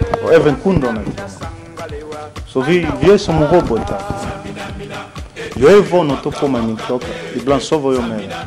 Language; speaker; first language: Swedish; non-native, fluent; Lingala